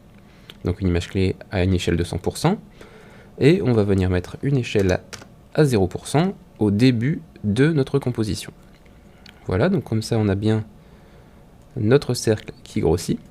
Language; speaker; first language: French; native; French